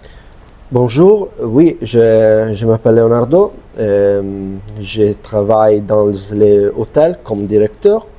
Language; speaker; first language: French; non-native, learner; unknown